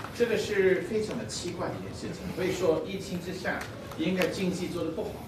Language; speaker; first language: Chinese; non-native, fluent; English